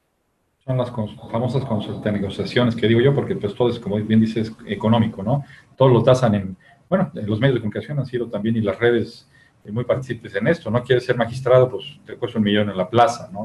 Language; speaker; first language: Spanish; native; Spanish